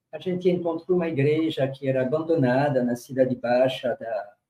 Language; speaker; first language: Portuguese; non-native, fluent; French